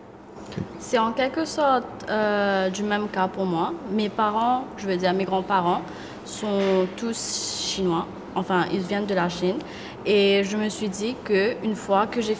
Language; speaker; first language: French; non-native, local second language; Morisyen